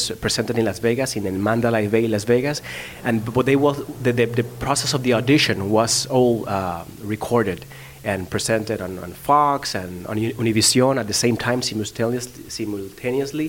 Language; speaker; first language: English; non-native, fluent; Spanish